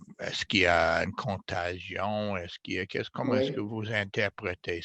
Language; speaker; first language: French; non-native, fluent; English